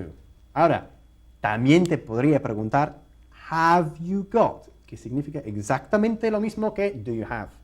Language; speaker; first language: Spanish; non-native, fluent; English